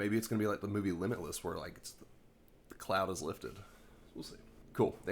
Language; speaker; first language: English; native; English